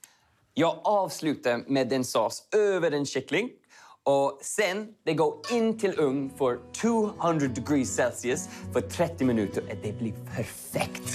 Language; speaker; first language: Swedish; non-native, learner; English